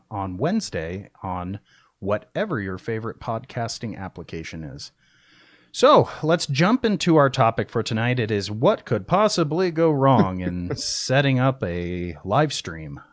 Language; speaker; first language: English; native; English